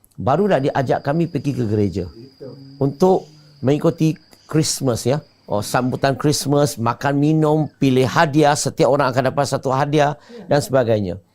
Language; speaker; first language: Malay; non-native, local second language; Chinese